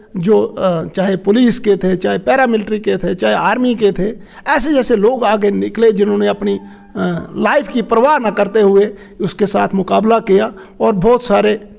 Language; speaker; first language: Hindi; non-native, local second language; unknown